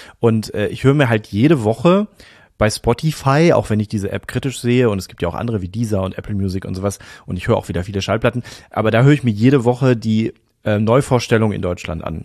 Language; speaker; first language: German; native; German